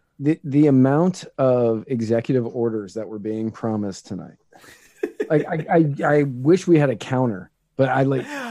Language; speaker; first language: English; native; English